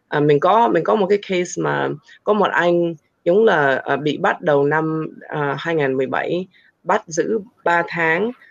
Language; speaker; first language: Vietnamese; early bilingual, heritage; Vietnamese